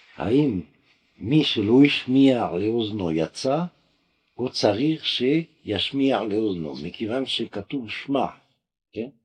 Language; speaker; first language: Hebrew; non-native, fluent; French